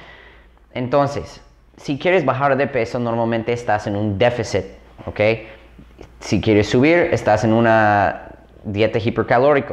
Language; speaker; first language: Spanish; non-native, fluent; English